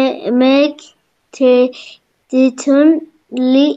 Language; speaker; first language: English; non-native, learner; Arabic